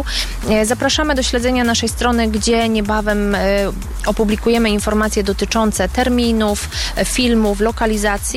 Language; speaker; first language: Polish; native; Polish